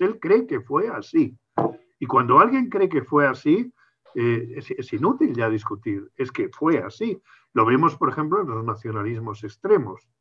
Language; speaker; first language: Spanish; native; Spanish